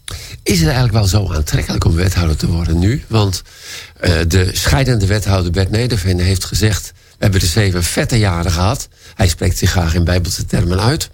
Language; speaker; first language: Dutch; native; Dutch